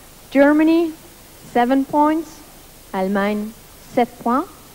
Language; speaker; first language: English; non-native, fluent; Luxembourgish